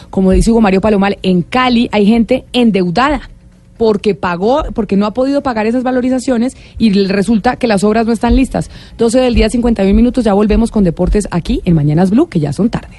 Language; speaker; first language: Spanish; native; Spanish